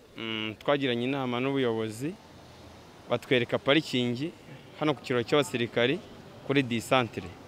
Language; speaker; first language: Kinyarwanda; native; Kinyarwanda